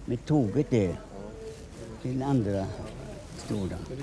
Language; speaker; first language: Swedish; non-native, fluent; Polish